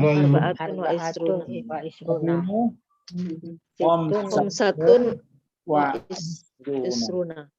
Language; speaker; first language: Arabic; non-native, learner; Indonesian